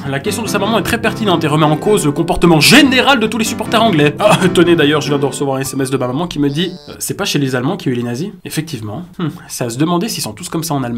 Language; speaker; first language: French; native; French